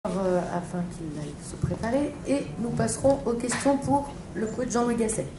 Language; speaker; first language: French; native; French